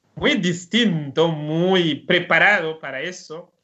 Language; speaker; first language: Spanish; non-native, fluent; Rundi